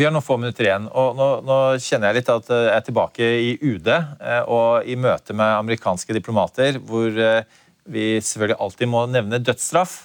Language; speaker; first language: Norwegian; native; Norwegian